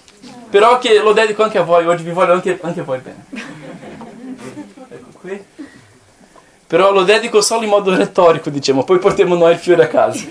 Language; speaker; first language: Italian; non-native, fluent; Portuguese